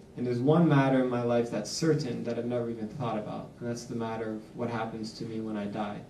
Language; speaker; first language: English; native; English